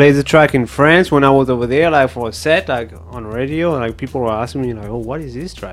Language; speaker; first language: English; non-native, fluent; French